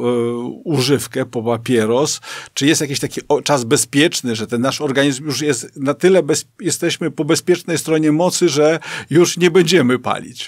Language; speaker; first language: Polish; native; Polish